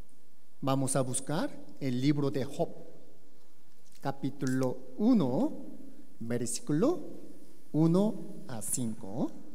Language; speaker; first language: Spanish; non-native, learner; Korean